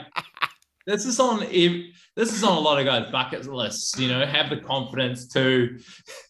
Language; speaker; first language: English; native; English